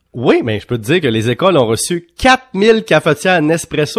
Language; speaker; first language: French; native; French